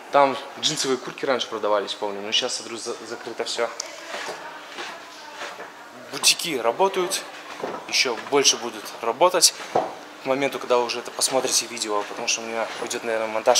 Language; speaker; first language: Russian; native; Russian